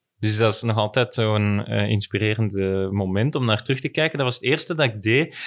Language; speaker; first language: Dutch; native; Dutch